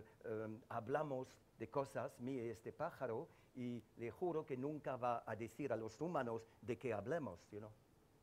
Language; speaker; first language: Spanish; non-native, fluent; French